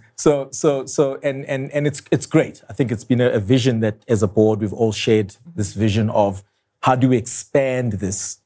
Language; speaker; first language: English; non-native, local second language; Zulu